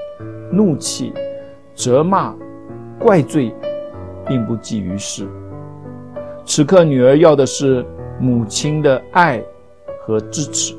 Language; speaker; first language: Chinese; native; Chinese